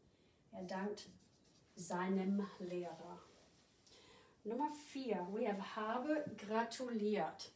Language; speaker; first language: German; non-native, fluent; English